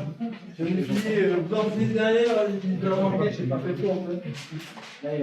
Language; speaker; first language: French; native; French